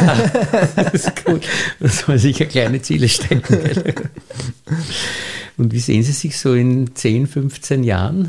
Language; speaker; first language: German; native; German